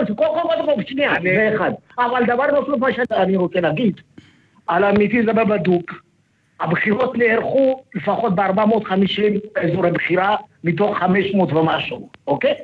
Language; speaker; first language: Hebrew; non-native, fluent; Amharic